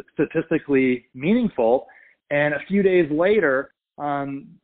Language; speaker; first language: English; native; English